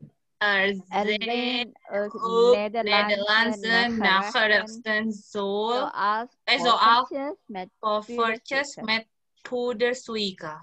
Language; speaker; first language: Dutch; non-native, learner; Indonesian